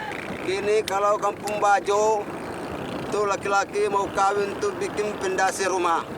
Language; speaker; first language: Indonesian; non-native, local second language; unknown